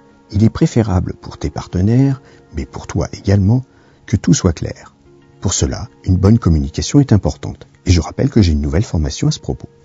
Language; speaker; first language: French; native; French